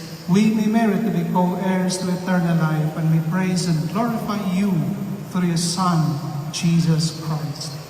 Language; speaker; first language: English; non-native, local second language; Filipino